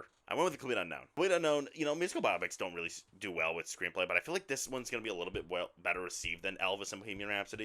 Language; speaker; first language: English; native; English